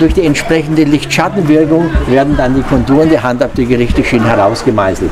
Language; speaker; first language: German; native; German